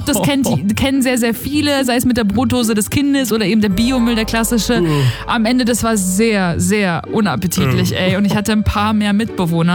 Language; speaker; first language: German; native; German